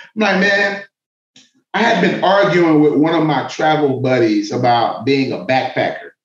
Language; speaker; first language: English; native; English